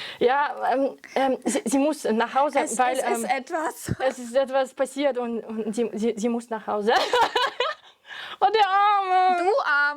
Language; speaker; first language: German; non-native, fluent; French